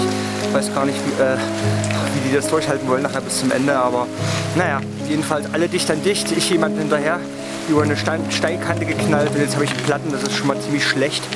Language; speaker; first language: German; native; German